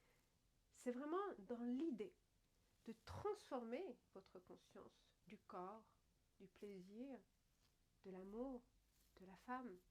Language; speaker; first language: French; native; French